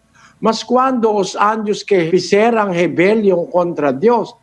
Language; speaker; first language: Portuguese; non-native, learner; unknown